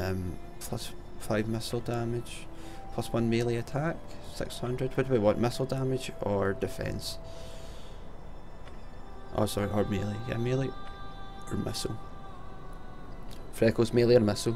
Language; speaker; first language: English; native; English